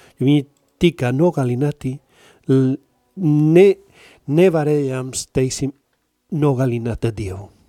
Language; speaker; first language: Latvian; non-native, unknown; Spanish